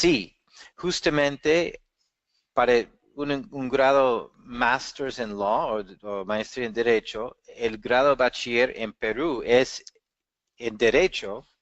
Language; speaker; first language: Spanish; non-native, fluent; English